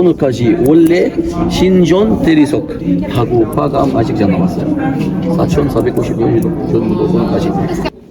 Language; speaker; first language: Korean; non-native, learner; Arabic